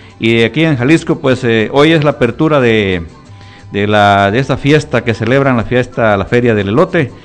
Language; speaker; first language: Spanish; native; Spanish